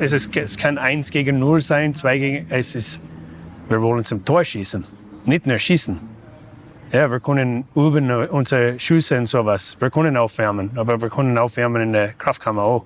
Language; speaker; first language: German; non-native, learner; English